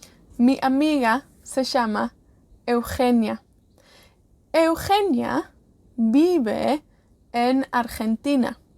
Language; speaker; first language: Spanish; non-native, fluent; Welsh